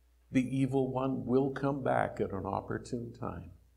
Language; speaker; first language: English; native; English